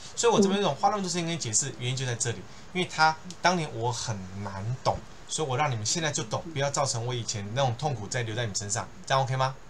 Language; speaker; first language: Chinese; native; Chinese